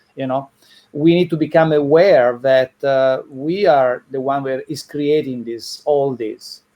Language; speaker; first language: English; non-native, fluent; Italian